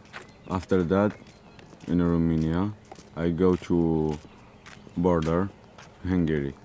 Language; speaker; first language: English; non-native, learner; Arabic